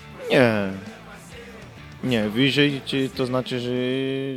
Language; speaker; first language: Polish; non-native, fluent; Portuguese